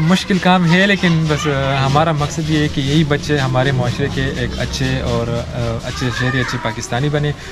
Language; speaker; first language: Urdu; non-native, local second language; Pashto